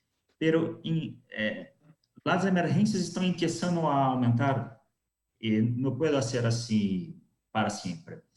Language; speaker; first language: Spanish; non-native, learner; Portuguese